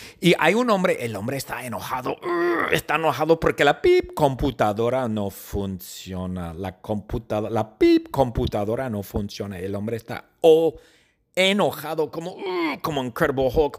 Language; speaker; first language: Spanish; non-native, fluent; English